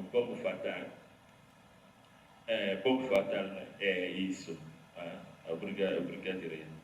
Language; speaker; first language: Portuguese; non-native, learner; Lingala